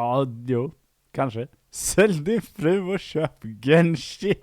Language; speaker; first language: Swedish; native; Swedish